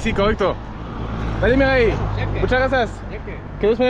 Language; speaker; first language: Spanish; non-native, fluent; French